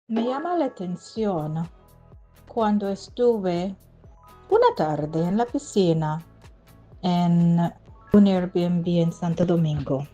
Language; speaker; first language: Spanish; non-native, fluent; English